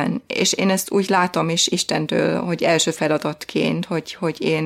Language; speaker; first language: Hungarian; non-native, fluent; German